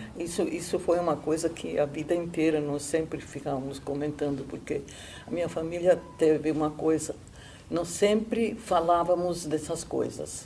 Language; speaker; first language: Portuguese; non-native, fluent; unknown